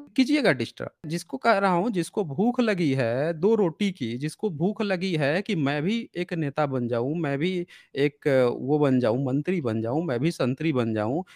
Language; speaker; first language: Hindi; native; Hindi